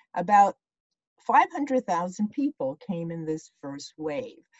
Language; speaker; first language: English; early bilingual, other home language; Ukrainian